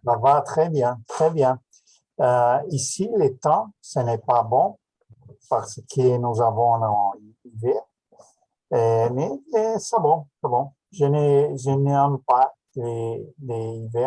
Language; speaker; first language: French; non-native, learner; Portuguese